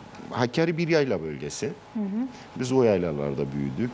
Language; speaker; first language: Turkish; non-native, local second language; Kurdish